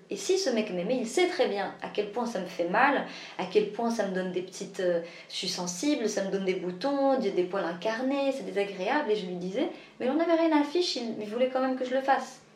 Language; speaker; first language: French; non-native, local second language; Arabic